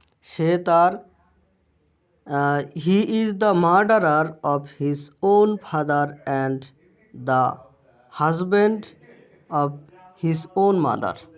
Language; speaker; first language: English; non-native, local second language; Bangla